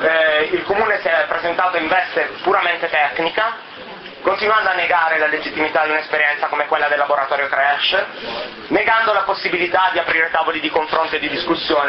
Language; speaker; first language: Italian; native; Italian